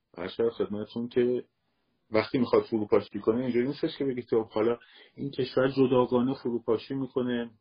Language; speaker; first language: Persian; native; Persian